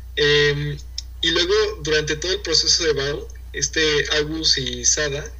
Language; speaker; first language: Spanish; early bilingual, heritage; Spanish